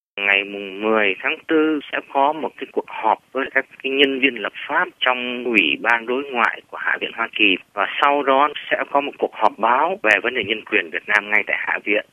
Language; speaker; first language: Vietnamese; native; Vietnamese